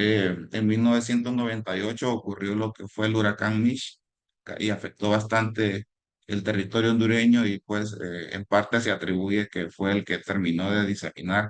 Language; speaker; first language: Spanish; native; Spanish